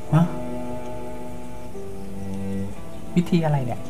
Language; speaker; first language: Thai; native; Thai